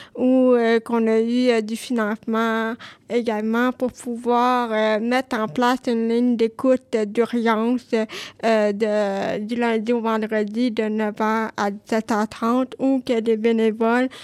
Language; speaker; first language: French; native; French